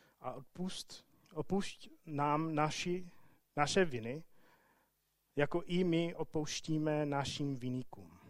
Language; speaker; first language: Czech; non-native, fluent; English